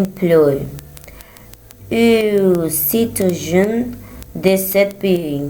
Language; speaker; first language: French; non-native, learner; Spanish